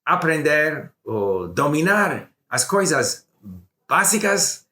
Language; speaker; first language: Portuguese; non-native, learner; English